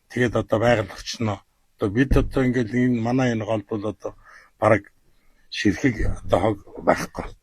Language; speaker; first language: Mongolian; native; Mongolian